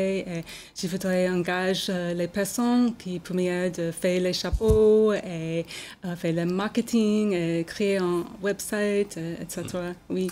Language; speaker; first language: French; non-native, learner; English